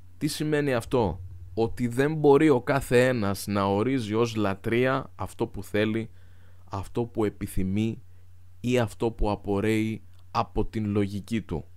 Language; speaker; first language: Greek; non-native, fluent; Arabic